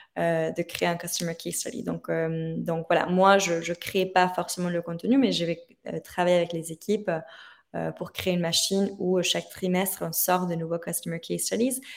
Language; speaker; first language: French; non-native, fluent; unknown